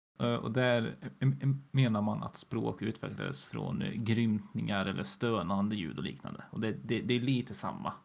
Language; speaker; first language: Swedish; native; Swedish